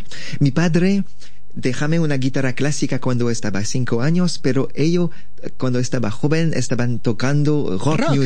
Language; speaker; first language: Spanish; non-native, learner; French